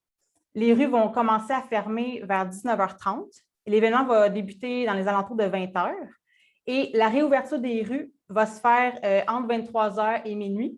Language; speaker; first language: French; native; French